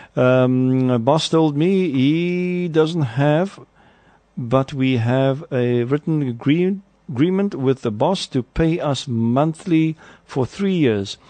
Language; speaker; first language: English; non-native, local second language; Afrikaans